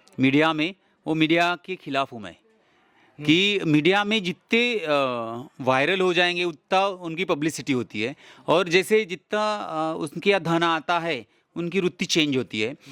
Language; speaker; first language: Hindi; non-native, local second language; Marathi